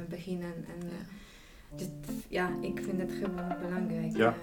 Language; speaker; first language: Dutch; non-native, fluent; Polish